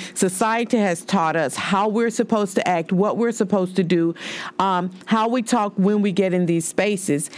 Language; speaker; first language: English; native; English